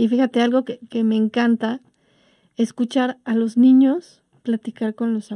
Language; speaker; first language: Spanish; native; Spanish